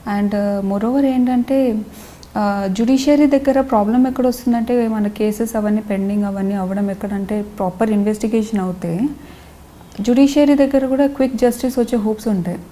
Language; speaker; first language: Telugu; non-native, local second language; Lambadi